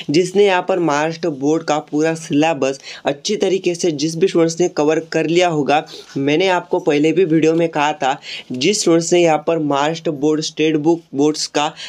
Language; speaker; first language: Hindi; non-native, local second language; Marathi